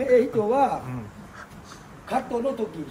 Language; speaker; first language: Japanese; non-native, learner; Thai